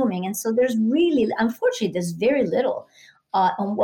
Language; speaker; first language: English; non-native, fluent; Italian